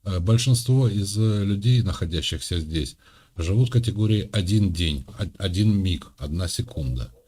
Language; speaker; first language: Russian; native; Russian